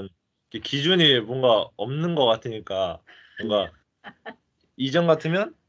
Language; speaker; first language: Korean; native; Korean